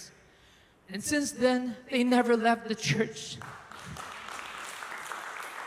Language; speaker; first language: English; non-native, local second language; Filipino